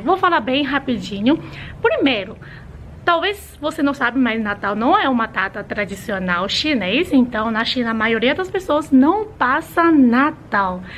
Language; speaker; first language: Portuguese; non-native, fluent; Chinese